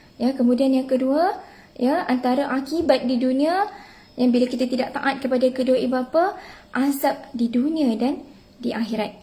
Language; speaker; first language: Malay; native; Malay